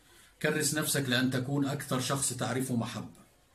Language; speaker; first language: Arabic; native; Arabic